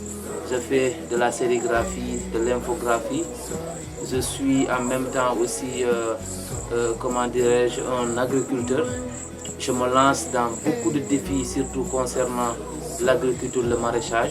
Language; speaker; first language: French; non-native, local second language; Mandingo